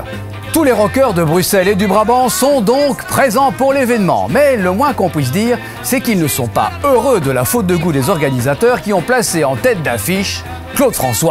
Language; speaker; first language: French; native; French